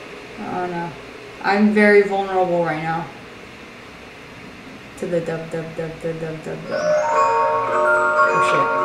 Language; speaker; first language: English; native; English